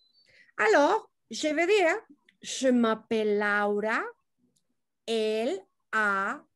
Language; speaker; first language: French; non-native, learner; Spanish